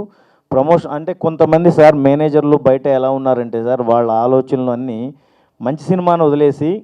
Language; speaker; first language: Telugu; native; Telugu